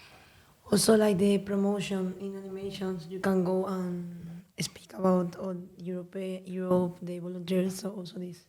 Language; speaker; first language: English; non-native, learner; Spanish